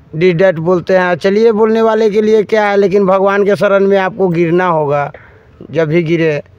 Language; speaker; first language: Hindi; native; Hindi